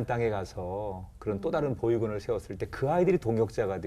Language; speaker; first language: Korean; native; Korean